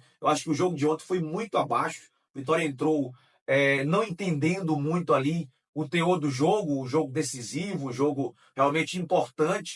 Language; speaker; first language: Portuguese; native; Portuguese